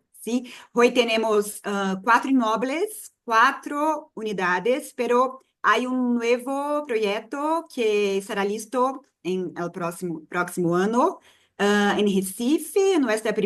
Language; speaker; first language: Spanish; non-native, fluent; Portuguese